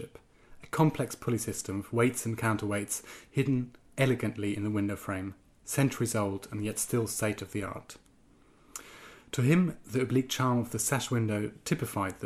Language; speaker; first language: English; non-native, fluent; German